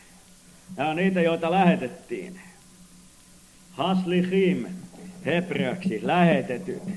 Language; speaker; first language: Finnish; native; Finnish